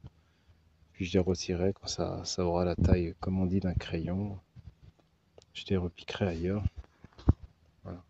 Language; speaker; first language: French; native; French